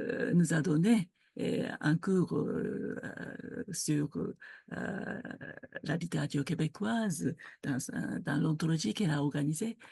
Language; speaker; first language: French; non-native, fluent; Japanese